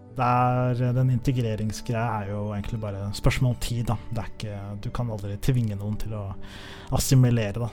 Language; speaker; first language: Norwegian; early bilingual, other home language; Somali